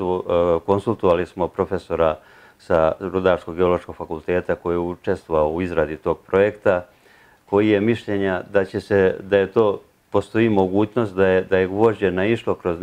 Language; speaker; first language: Serbian; native; Serbian